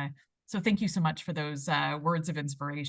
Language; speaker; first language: English; native; English